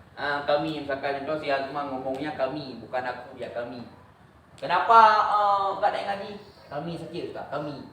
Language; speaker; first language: Malay; non-native, local second language; Achinese